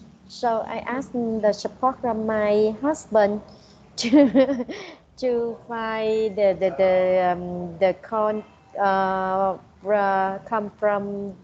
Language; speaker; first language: English; non-native, learner; Vietnamese